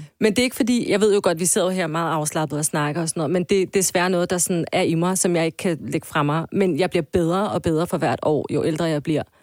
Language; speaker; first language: Danish; early bilingual, other home language; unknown